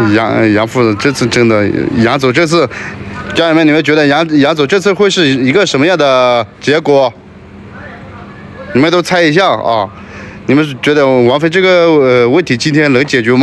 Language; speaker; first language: Chinese; native; Chinese